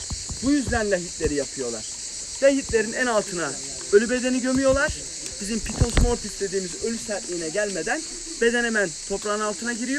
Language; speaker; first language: Turkish; native; Turkish